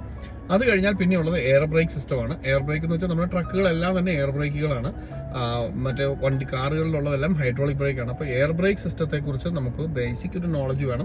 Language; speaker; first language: Malayalam; native; Malayalam